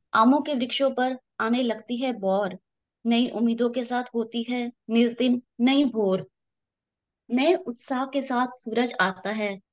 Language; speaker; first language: Hindi; native; Hindi